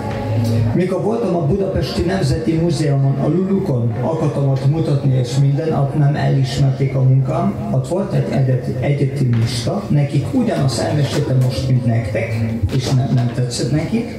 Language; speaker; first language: Hungarian; non-native, fluent; German